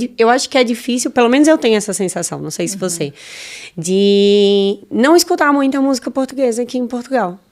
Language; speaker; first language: Portuguese; native; Portuguese